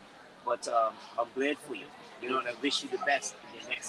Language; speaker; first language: English; native; English